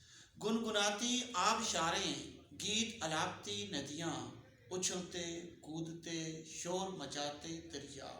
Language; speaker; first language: Urdu; native; Urdu